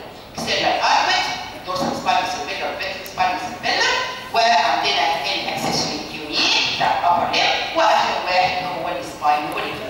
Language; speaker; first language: Arabic; native; Arabic